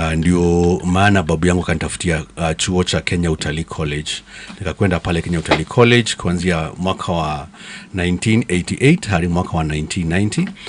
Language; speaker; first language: Swahili; non-native, local second language; Kikuyu